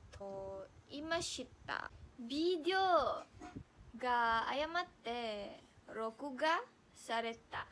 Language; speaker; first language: Japanese; non-native, learner; Malay